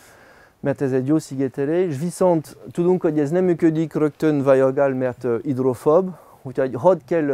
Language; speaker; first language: Hungarian; non-native, learner; French